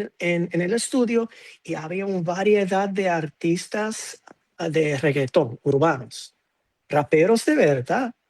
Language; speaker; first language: Spanish; non-native, fluent; English